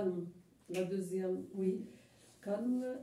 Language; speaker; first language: French; non-native, learner; Arabic